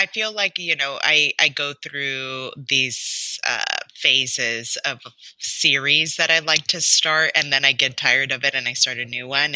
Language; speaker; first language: English; native; English